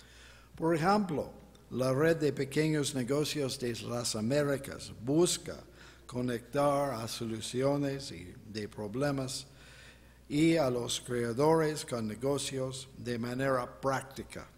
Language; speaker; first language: Spanish; non-native, fluent; English